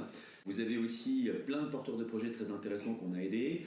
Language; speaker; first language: French; native; French